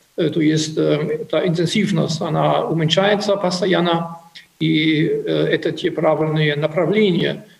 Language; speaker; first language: Russian; non-native, fluent; German